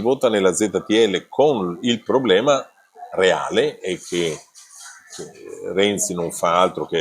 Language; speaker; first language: Italian; native; Italian